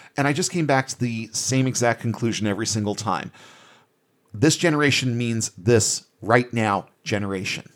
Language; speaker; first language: English; native; English